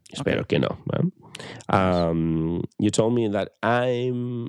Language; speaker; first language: English; non-native, fluent; Spanish